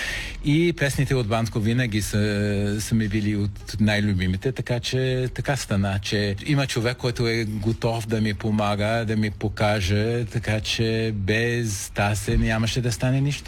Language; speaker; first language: Bulgarian; non-native, fluent; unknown